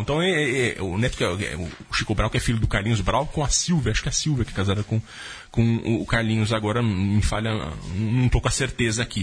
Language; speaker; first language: Portuguese; native; Portuguese